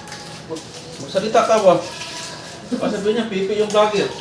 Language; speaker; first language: Filipino; non-native, local second language; Waray